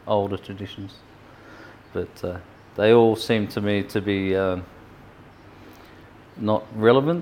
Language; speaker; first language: English; native; English